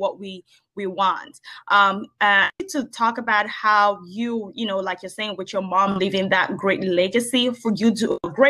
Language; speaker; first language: English; non-native, local second language; Yoruba